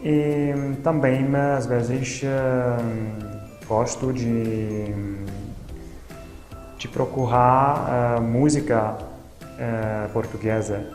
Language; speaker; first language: Portuguese; non-native, fluent; Italian